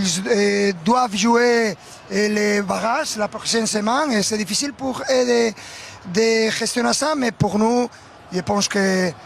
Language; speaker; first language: French; non-native, learner; Spanish